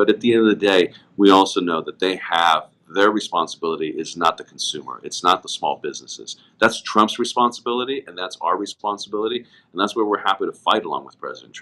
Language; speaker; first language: English; native; English